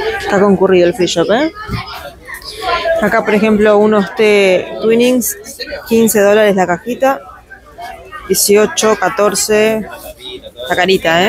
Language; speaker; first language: Spanish; native; Spanish